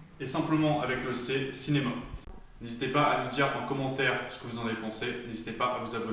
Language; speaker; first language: French; native; French